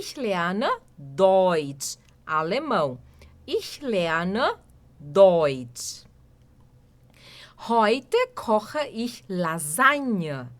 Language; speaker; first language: German; non-native, fluent; Portuguese